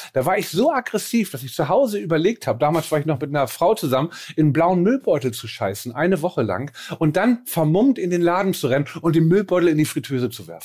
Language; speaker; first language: German; native; German